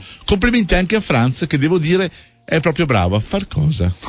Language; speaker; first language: Italian; native; Italian